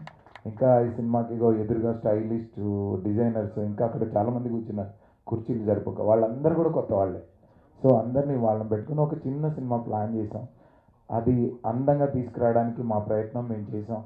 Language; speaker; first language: Telugu; native; Telugu